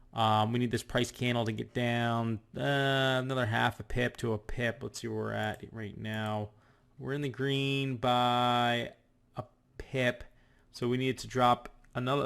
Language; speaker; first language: English; native; English